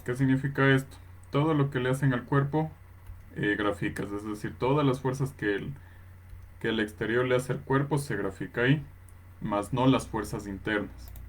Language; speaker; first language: Spanish; native; Spanish